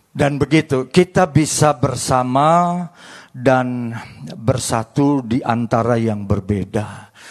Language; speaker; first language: Indonesian; native; Indonesian